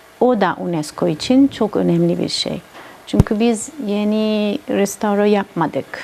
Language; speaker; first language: Turkish; non-native, learner; Italian